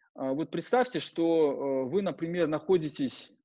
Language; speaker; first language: Russian; native; Russian